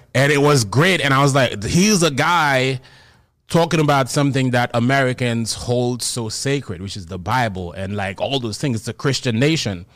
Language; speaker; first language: English; non-native, fluent; Haitian Creole